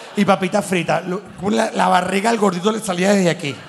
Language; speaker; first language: Spanish; native; Spanish